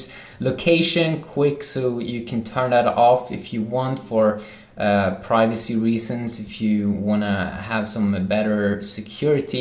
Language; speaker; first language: English; non-native, fluent; Swedish